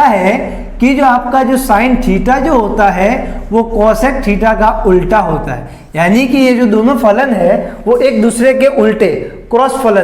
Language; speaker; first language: Hindi; native; Hindi